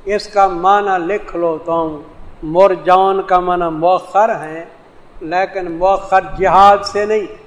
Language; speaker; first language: Urdu; non-native, local second language; Saraiki